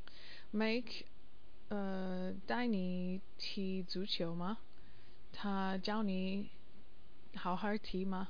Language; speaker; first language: Chinese; non-native, learner; English